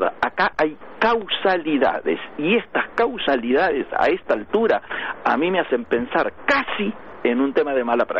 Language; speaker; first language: Spanish; native; Spanish